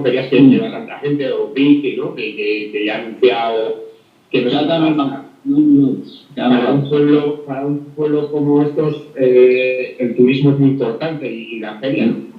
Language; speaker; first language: Spanish; native; Spanish